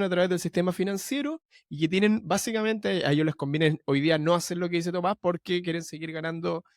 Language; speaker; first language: Spanish; native; Spanish